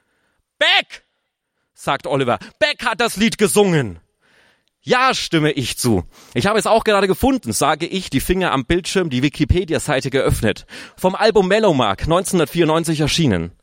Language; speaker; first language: German; native; German